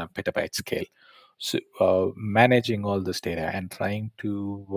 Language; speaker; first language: English; non-native, local second language; Tamil